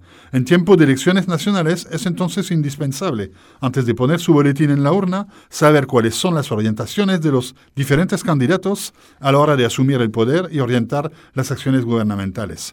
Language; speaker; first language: Spanish; native; Spanish